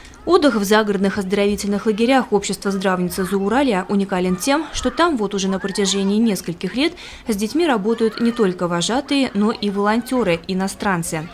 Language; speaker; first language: Russian; native; Russian